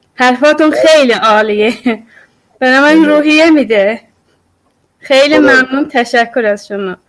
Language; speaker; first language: Persian; native; Persian